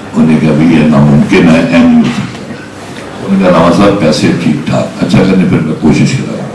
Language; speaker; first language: Urdu; non-native, local second language; Punjabi